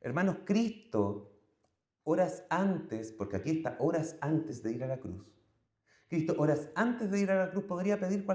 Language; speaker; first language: Spanish; native; Spanish